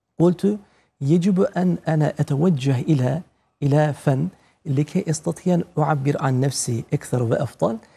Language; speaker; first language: Arabic; non-native, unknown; Turkish